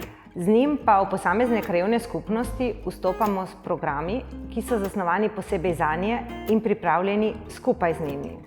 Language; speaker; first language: Slovenian; native; Slovenian